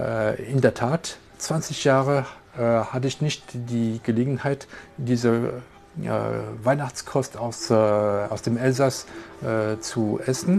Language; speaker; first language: German; non-native, local second language; French